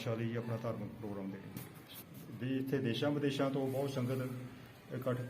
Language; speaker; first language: Punjabi; native; Punjabi